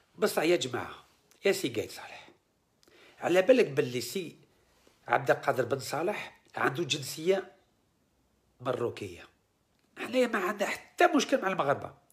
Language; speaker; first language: Arabic; early bilingual, heritage; Arabic